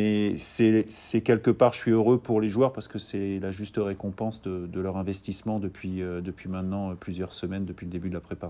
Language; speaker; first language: French; native; French